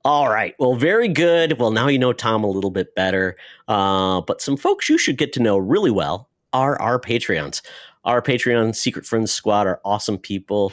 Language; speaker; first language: English; native; English